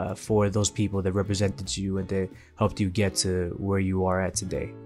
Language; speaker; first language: English; early bilingual, other home language; Spanish